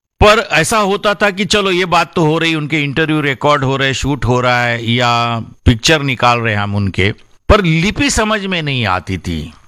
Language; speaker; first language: Hindi; non-native, local second language; Marathi